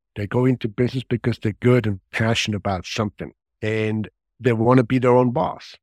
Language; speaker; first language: English; non-native, fluent; German